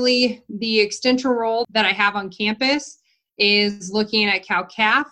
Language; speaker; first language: English; native; English